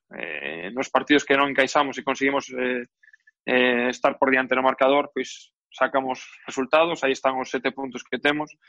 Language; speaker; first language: Galician; native; Galician